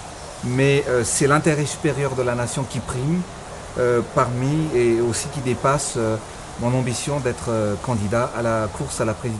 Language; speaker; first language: French; non-native, local second language; Malagasy